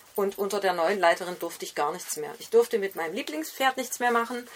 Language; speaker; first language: German; native; German